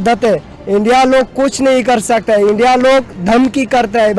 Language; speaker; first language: Hindi; non-native, local second language; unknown